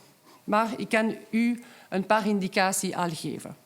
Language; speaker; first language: Dutch; non-native, local second language; French